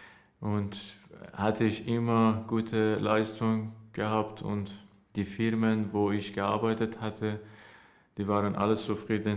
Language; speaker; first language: German; non-native, learner; Persian